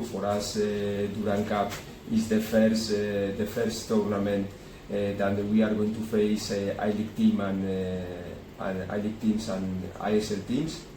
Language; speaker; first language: English; non-native, learner; Spanish